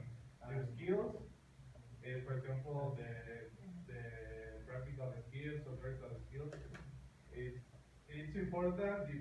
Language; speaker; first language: English; non-native, learner; Spanish